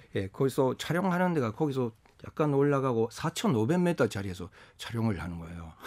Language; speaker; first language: Korean; non-native, fluent; Japanese